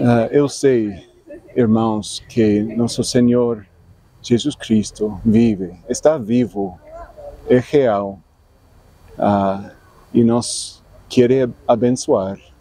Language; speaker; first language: Portuguese; non-native, learner; English